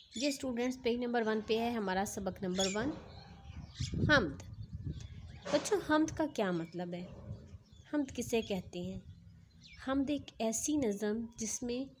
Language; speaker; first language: Urdu; non-native, local second language; Punjabi